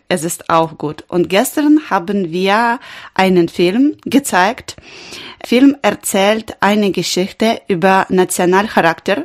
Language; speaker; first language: German; non-native, learner; Ukrainian